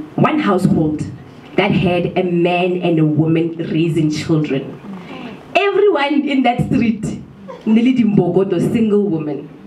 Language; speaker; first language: English; non-native, local second language; Southern Sotho